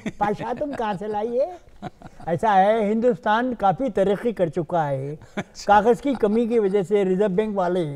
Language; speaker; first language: Hindi; non-native, local second language; Urdu